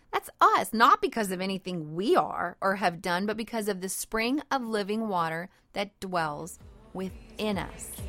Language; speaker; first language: English; native; English